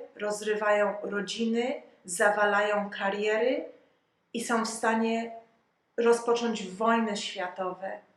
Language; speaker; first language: Polish; early bilingual, heritage; Polish